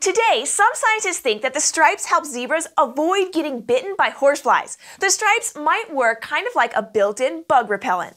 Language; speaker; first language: English; native; English